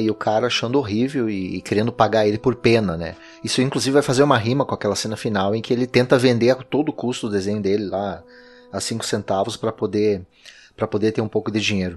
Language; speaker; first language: Portuguese; native; Portuguese